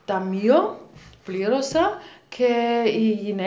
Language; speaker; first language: Greek; non-native, learner; German